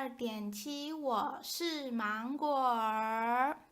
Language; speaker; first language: Chinese; native; Chinese